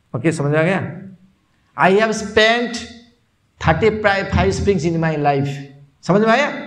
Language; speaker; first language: Hindi; non-native, local second language; Odia